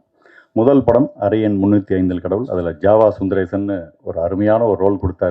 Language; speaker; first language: Tamil; native; Tamil